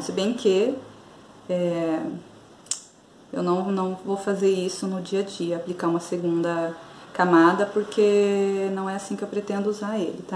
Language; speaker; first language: Portuguese; native; Portuguese